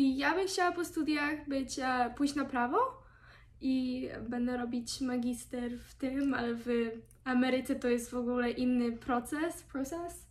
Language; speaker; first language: Polish; early bilingual, heritage; Polish